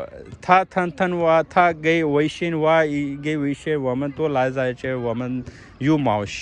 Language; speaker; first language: Chinese; non-native, learner; Urdu